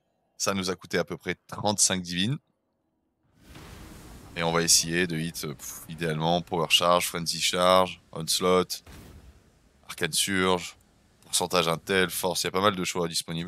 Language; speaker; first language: French; native; French